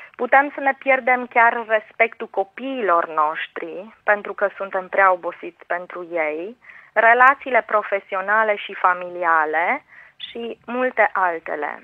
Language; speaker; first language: Romanian; native; Romanian